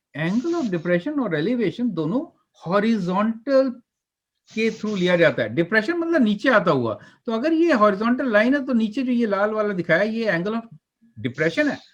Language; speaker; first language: Hindi; native; Hindi